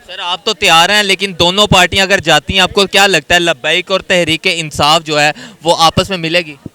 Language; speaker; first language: Urdu; native; Urdu